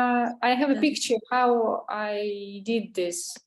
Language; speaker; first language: English; non-native, learner; Russian